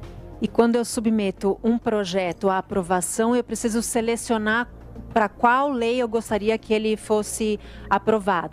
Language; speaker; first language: Portuguese; native; Portuguese